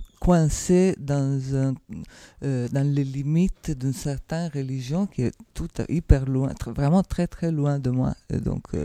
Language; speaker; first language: French; non-native, fluent; Italian